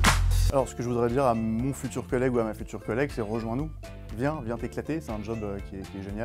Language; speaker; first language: French; native; French